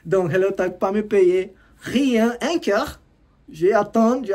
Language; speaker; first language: French; non-native, learner; Portuguese